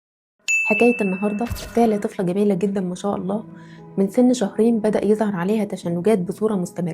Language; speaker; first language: Arabic; native; Arabic